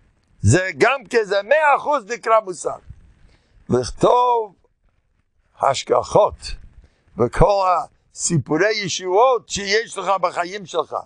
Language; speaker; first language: Hebrew; non-native, fluent; English